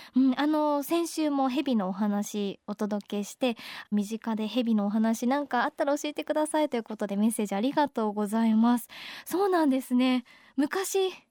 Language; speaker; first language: Japanese; native; Japanese